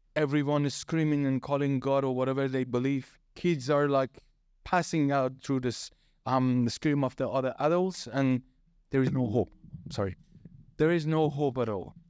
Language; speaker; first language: English; non-native, fluent; Persian